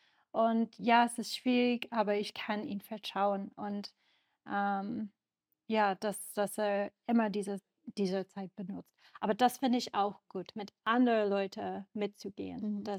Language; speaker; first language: German; non-native, learner; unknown